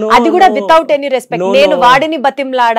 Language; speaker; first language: Telugu; native; Telugu